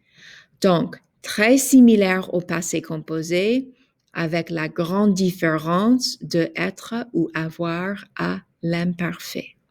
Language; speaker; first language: French; non-native, fluent; English